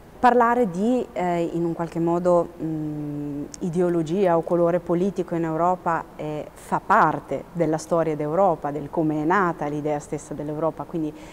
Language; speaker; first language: Italian; native; Italian